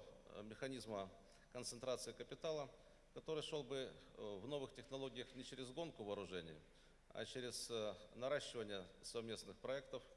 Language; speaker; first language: Russian; native; Russian